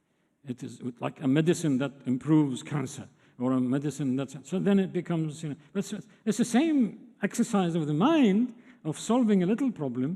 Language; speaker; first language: English; non-native, fluent; Arabic